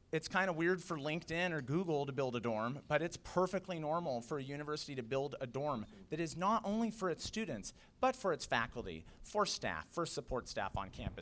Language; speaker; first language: English; native; English